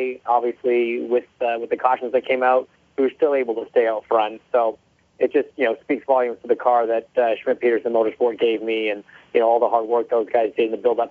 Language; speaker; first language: English; native; English